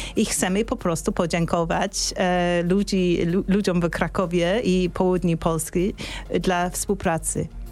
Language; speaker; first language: Polish; non-native, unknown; English